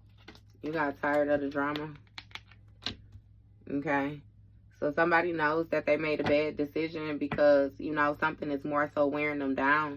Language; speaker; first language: English; native; English